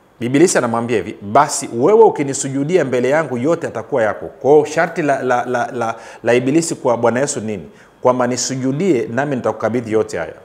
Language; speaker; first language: Swahili; native; Swahili